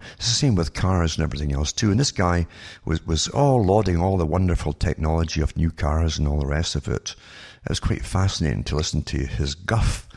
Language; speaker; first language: English; native; English